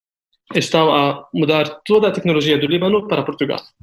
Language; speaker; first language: Portuguese; non-native, fluent; Arabic